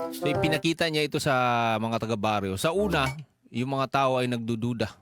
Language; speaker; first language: Filipino; native; Filipino